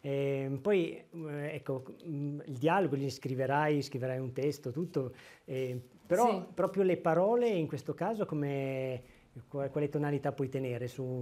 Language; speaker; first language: Italian; native; Italian